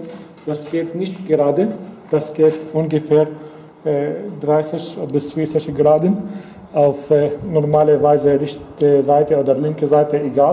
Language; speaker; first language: German; non-native, fluent; Arabic